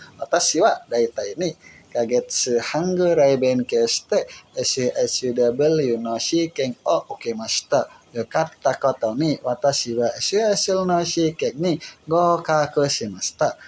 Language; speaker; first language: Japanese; non-native, learner; Indonesian